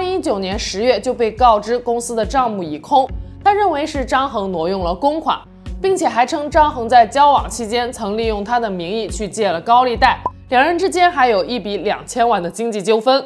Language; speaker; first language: Chinese; native; Chinese